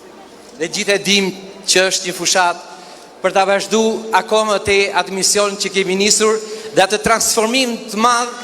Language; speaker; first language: Albanian; native; Albanian